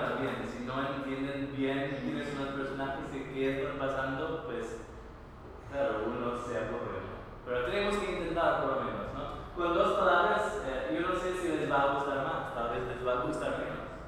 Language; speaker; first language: Spanish; non-native, fluent; English